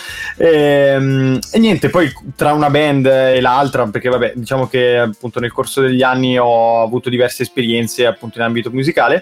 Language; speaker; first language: Italian; native; Italian